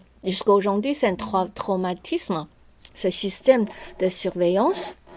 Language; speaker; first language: French; non-native, fluent; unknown